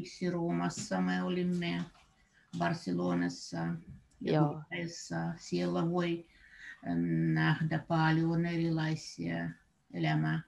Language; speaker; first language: Finnish; non-native, learner; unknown